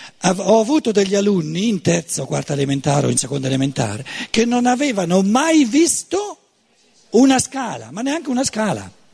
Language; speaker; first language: Italian; native; Italian